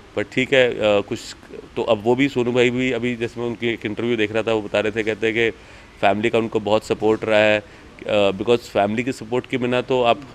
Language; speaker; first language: Hindi; native; Hindi